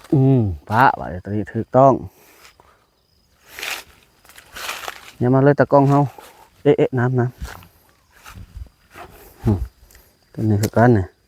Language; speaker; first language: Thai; non-native, local second language; Lao